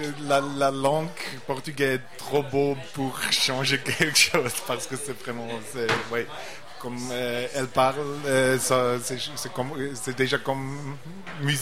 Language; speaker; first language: French; non-native, learner; Portuguese